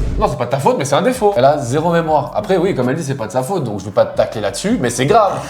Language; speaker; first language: French; native; French